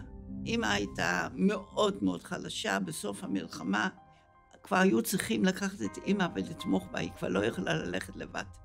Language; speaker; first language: Hebrew; early bilingual, other home language; Dutch